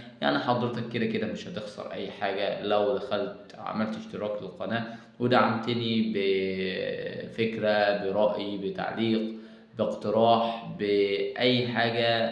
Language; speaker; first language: Arabic; native; Arabic